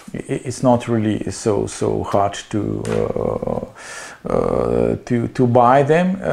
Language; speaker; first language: English; non-native, learner; Slovenian